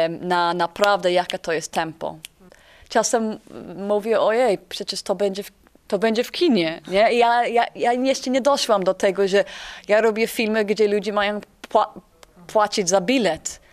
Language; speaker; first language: Polish; non-native, fluent; English